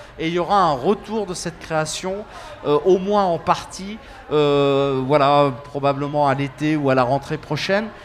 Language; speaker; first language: French; native; French